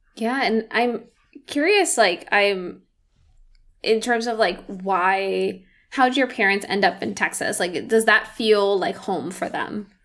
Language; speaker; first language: English; early bilingual, other home language; Spanish